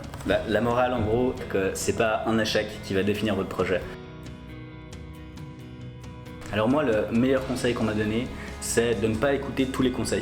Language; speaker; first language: French; native; French